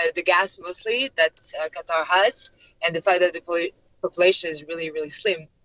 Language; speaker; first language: English; non-native, fluent; French